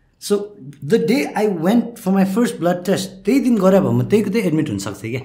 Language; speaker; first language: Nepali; native; Nepali